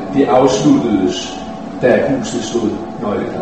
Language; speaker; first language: Danish; native; Danish